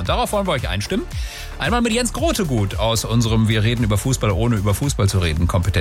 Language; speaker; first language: German; native; German